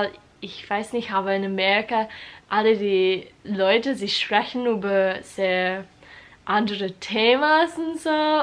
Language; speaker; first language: German; non-native, learner; English